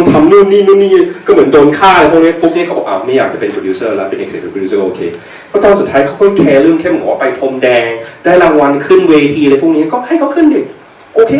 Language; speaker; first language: Thai; early bilingual, heritage; Thai